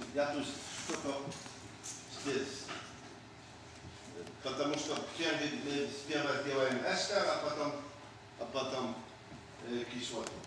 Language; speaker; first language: Russian; non-native, fluent; Polish